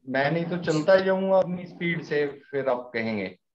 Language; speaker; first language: Hindi; non-native, local second language; Punjabi